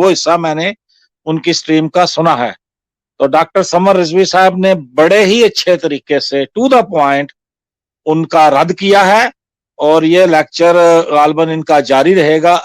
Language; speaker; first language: Urdu; non-native, local second language; Punjabi